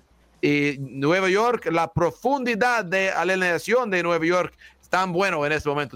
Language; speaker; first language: Spanish; non-native, learner; English